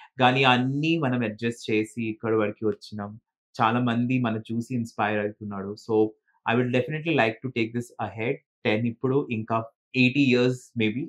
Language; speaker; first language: Telugu; non-native, fluent; Bangla